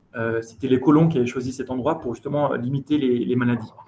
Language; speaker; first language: French; native; French